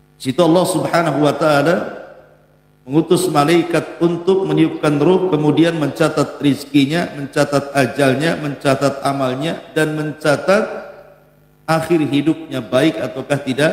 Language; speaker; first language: Indonesian; native; Indonesian